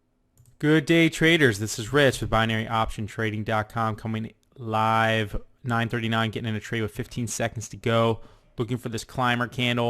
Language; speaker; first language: English; native; English